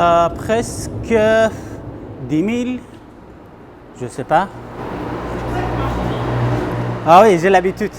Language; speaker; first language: French; non-native, fluent; Persian